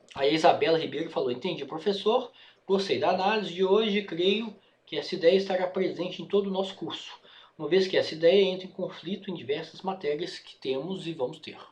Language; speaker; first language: Portuguese; native; Portuguese